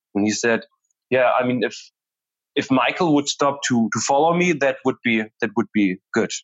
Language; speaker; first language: English; non-native, fluent; German